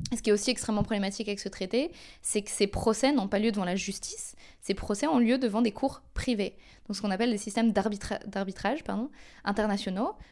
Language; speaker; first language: French; native; French